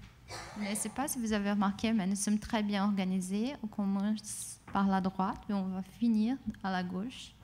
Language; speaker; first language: French; non-native, fluent; Portuguese